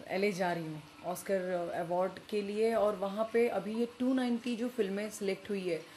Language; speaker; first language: Hindi; non-native, local second language; Marathi